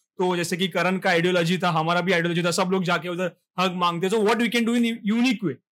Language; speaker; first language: Hindi; non-native, local second language; Marathi